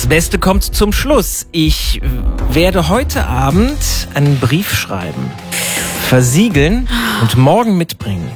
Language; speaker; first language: German; native; German